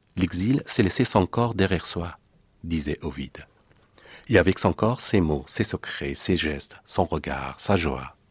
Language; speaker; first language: French; non-native, fluent; Persian